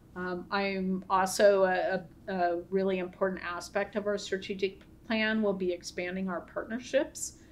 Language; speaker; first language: English; native; English